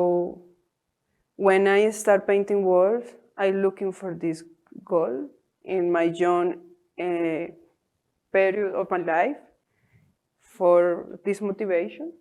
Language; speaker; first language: English; non-native, learner; Spanish